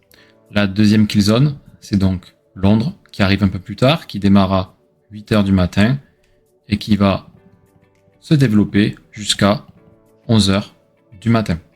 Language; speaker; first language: French; native; French